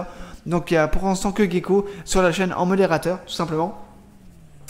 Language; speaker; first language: French; native; French